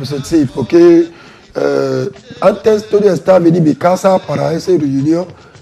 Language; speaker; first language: Spanish; non-native, learner; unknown